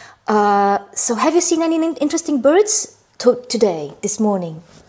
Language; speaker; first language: English; non-native, fluent; Slovenian